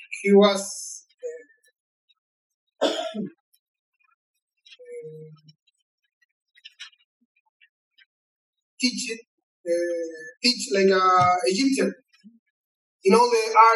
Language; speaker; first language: English; non-native, learner; Spanish